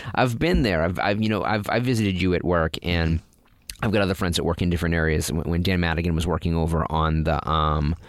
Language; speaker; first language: English; native; English